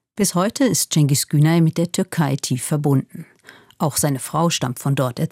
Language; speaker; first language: German; native; German